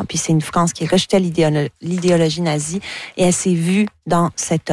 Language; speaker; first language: French; native; French